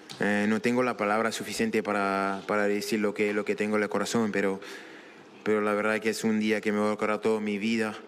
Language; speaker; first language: Spanish; non-native, learner; French